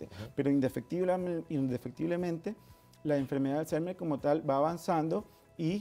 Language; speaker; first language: Spanish; native; Spanish